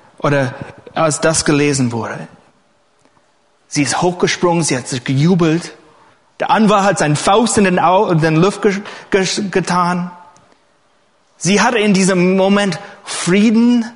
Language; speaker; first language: German; non-native, fluent; English